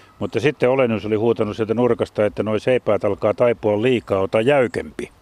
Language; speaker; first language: Finnish; native; Finnish